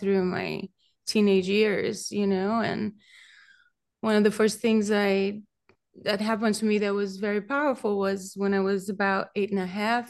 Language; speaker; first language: English; non-native, fluent; Portuguese